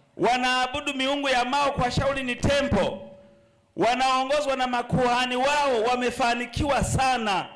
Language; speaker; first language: Swahili; native; Swahili